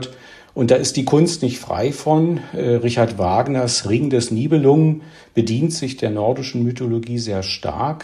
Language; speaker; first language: German; native; German